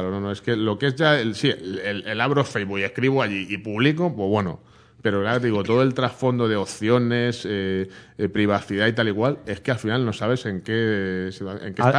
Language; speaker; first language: Spanish; native; Spanish